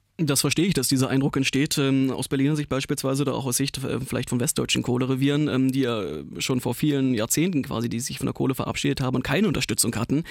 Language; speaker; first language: German; native; German